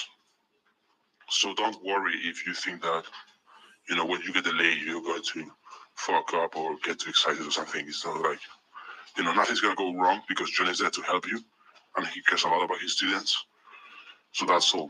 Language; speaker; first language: English; non-native, fluent; Spanish